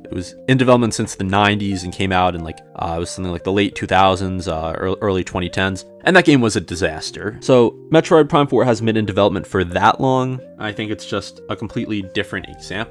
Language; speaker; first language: English; native; English